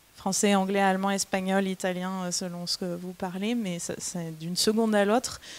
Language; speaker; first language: French; native; French